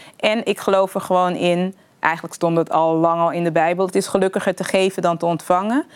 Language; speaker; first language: Dutch; early bilingual, other home language; Papiamento